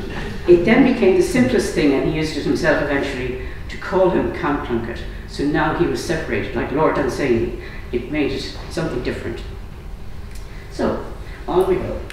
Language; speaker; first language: English; native; English